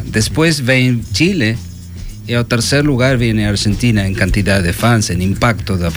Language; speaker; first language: Portuguese; non-native, learner; Spanish